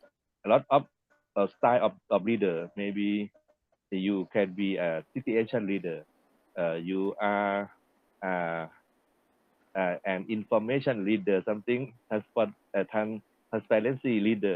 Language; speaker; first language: English; non-native, learner; Thai